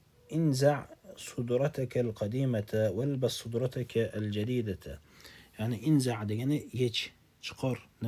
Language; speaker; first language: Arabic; non-native, fluent; Uzbek